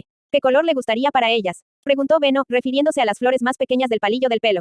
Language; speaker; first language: Spanish; native; Spanish